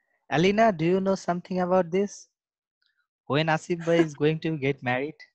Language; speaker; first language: English; non-native, local second language; Bangla